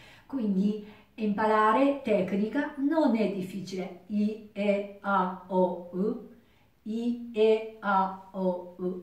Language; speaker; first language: Italian; non-native, learner; Japanese